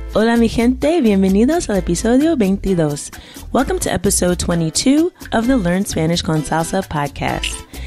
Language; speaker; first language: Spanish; non-native, fluent; English